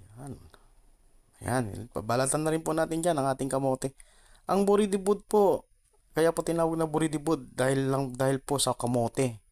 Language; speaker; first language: Filipino; non-native, local second language; Iloko